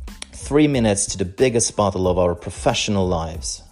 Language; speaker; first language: English; non-native, fluent; Italian